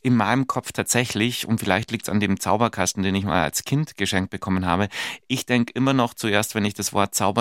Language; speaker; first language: German; native; German